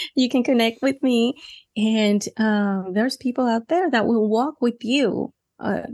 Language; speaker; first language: English; non-native, fluent; Spanish